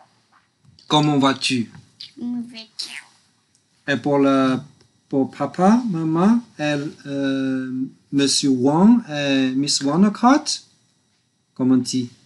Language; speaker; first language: French; non-native, learner; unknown